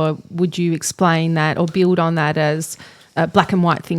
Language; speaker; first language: English; native; English